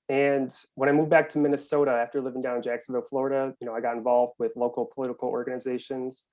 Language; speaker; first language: English; native; English